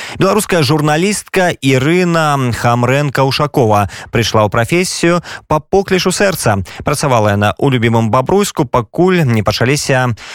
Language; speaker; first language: Belarusian; native; Belarusian